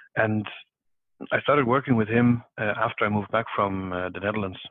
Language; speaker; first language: English; non-native, fluent; Danish